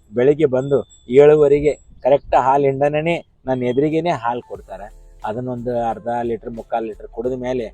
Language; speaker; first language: Kannada; native; Kannada